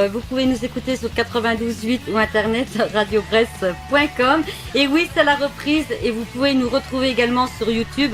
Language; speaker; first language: French; native; French